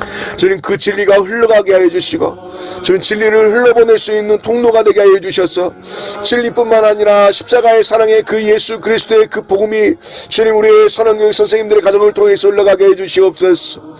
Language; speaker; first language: Korean; native; Korean